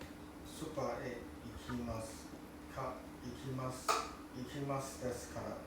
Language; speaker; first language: Japanese; non-native, learner; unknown